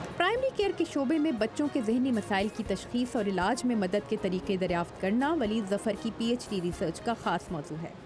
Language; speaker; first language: Urdu; native; Urdu